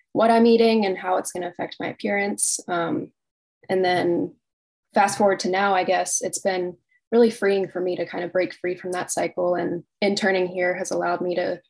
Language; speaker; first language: English; native; English